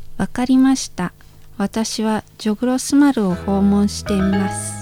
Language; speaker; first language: Japanese; non-native, fluent; Indonesian